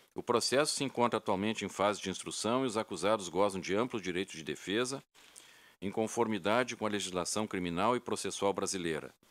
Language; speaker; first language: Portuguese; native; Portuguese